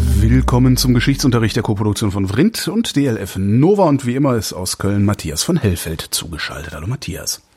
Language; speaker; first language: German; native; German